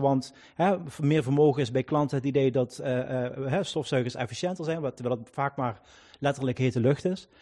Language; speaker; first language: Dutch; native; Dutch